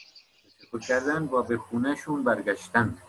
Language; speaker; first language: Persian; non-native, fluent; Urdu